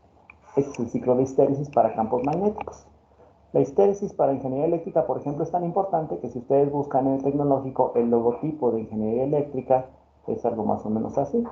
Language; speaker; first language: Spanish; native; Spanish